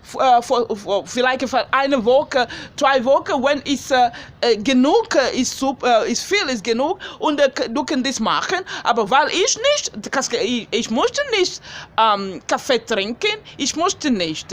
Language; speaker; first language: German; non-native, learner; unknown